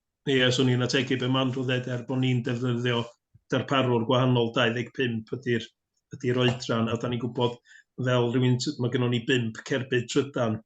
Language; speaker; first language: Welsh; native; Welsh